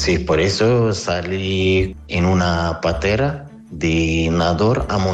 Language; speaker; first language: Spanish; non-native, learner; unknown